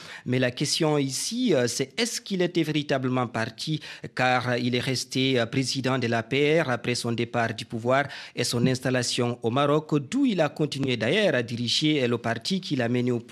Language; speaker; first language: French; non-native, local second language; Fula